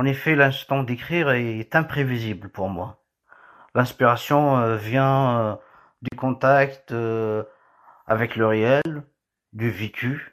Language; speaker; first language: French; non-native, local second language; Kabyle